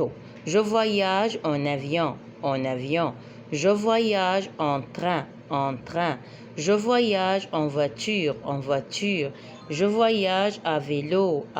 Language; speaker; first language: French; non-native, fluent; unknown